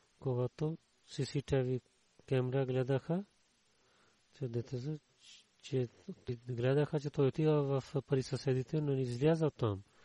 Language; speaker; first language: Bulgarian; non-native, learner; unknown